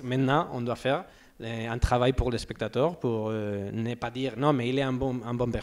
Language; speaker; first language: French; non-native, learner; Spanish